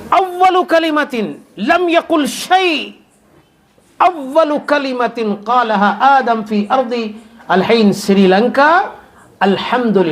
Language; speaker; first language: Arabic; non-native, learner; Urdu